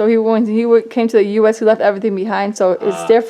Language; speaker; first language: English; early bilingual, other home language; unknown